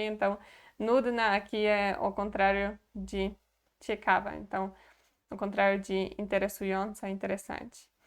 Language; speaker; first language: Portuguese; non-native, fluent; Polish